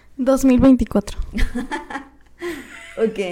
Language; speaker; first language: Spanish; native; Spanish